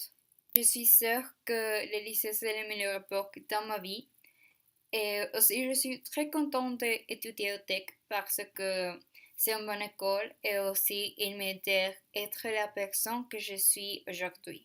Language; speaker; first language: French; non-native, learner; Spanish